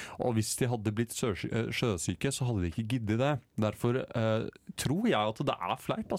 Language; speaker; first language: Norwegian; native; Norwegian